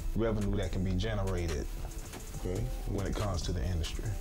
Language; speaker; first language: English; native; English